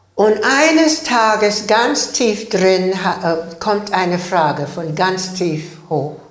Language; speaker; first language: German; non-native, learner; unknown